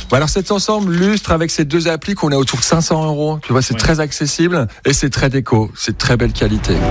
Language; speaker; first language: French; native; French